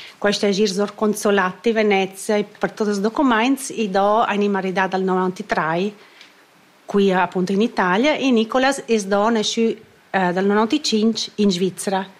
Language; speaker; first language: Italian; non-native, local second language; Romansh